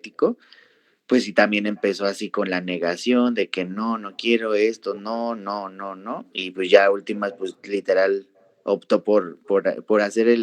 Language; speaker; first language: Spanish; native; Spanish